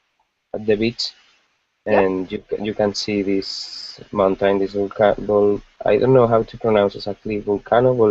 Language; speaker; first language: English; non-native, learner; Spanish